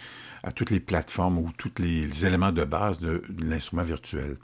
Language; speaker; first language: French; native; French